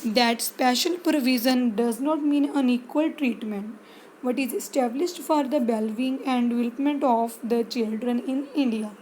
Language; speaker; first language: English; non-native, local second language; Punjabi